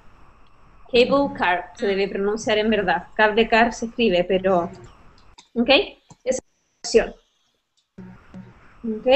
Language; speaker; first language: Spanish; native; Spanish